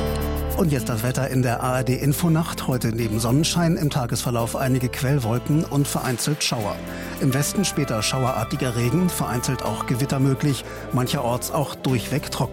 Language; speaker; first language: German; native; German